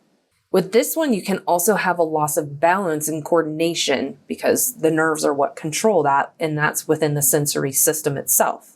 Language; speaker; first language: English; native; English